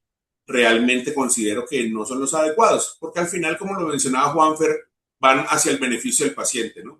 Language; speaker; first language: Spanish; native; Spanish